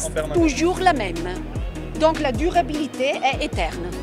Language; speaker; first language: French; non-native, fluent; Italian